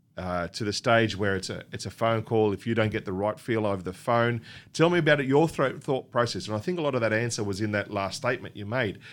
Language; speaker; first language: English; native; English